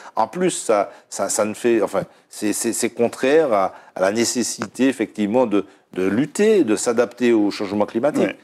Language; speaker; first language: French; native; French